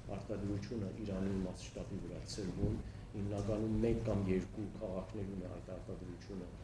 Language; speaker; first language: Armenian; early bilingual, heritage; Armenian